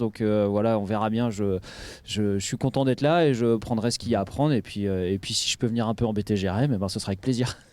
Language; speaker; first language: French; native; French